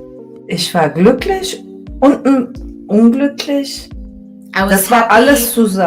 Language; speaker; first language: German; early bilingual, other home language; Turkish